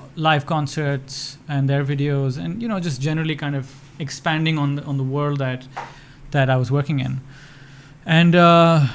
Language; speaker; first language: English; non-native, local second language; Urdu